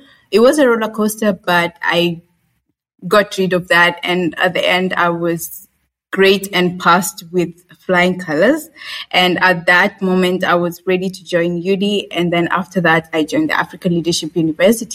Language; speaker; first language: English; non-native, local second language; Swahili